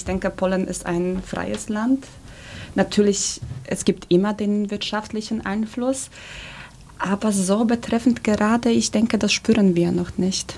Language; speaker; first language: German; early bilingual, other home language; Polish